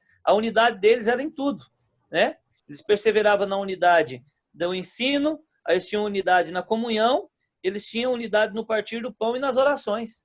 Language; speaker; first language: Portuguese; native; Portuguese